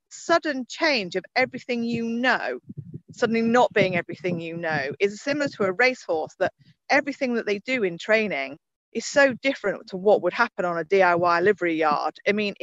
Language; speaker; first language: English; native; English